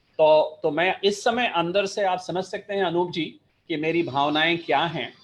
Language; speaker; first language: Hindi; native; Hindi